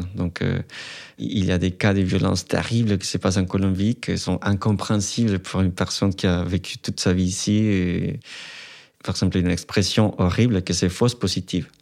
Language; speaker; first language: French; non-native, fluent; Spanish